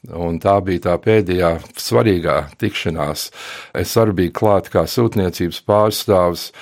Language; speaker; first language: Latvian; early bilingual, heritage; Latvian